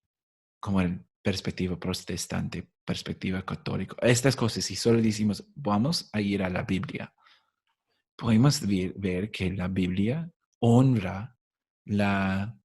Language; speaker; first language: Spanish; non-native, fluent; English